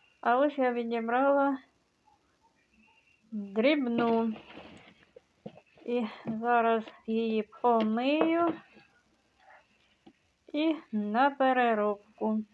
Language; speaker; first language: Ukrainian; native; Ukrainian